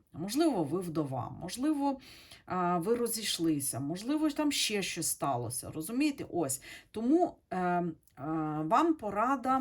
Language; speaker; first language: Ukrainian; non-native, local second language; Russian